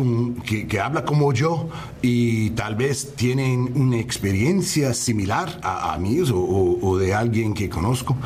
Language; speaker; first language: Spanish; non-native, learner; English